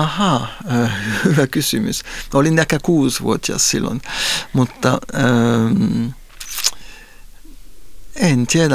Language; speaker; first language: Finnish; non-native, fluent; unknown